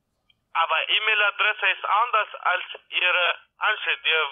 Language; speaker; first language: German; non-native, learner; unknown